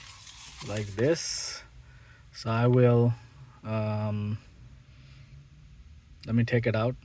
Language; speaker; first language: English; non-native, fluent; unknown